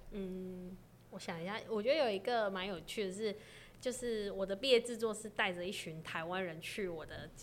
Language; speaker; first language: Chinese; non-native, local second language; Cantonese